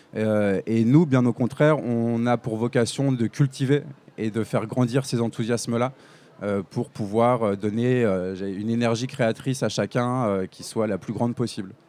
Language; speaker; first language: French; native; French